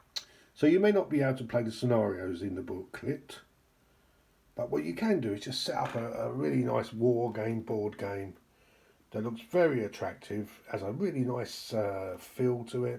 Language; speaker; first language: English; native; English